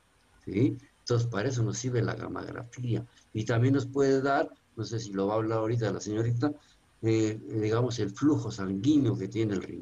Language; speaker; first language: Spanish; native; Spanish